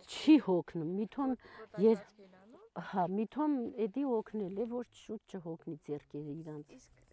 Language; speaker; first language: Armenian; non-native, local second language; Kurdish